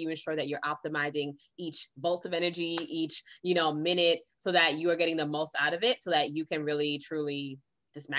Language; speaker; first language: English; native; English